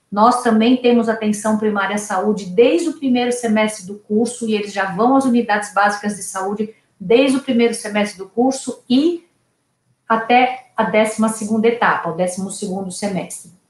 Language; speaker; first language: Portuguese; native; Portuguese